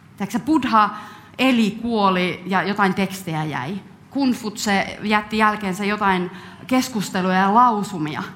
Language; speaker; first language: Finnish; native; Finnish